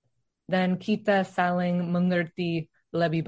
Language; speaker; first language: Indonesian; non-native, learner; English